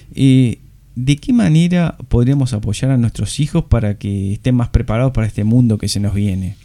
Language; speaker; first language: Spanish; native; Spanish